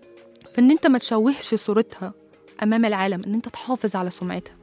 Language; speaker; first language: Arabic; native; Arabic